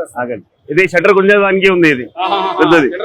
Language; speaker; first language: Telugu; non-native, local second language; Urdu